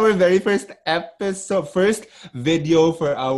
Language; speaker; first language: English; non-native, local second language; Cebuano